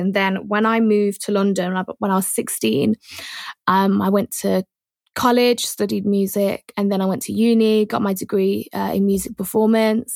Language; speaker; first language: English; native; English